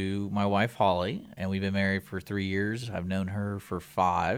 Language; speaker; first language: English; native; English